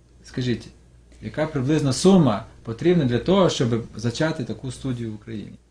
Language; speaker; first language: Ukrainian; native; Ukrainian